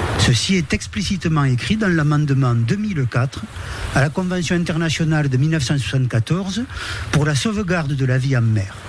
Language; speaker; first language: French; native; French